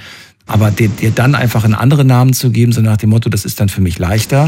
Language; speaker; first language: German; native; German